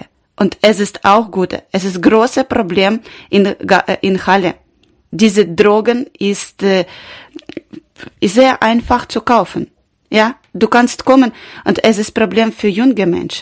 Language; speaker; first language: German; non-native, learner; Ukrainian